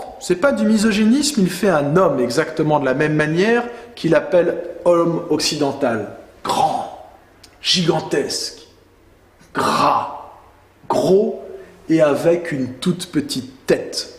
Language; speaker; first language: French; native; French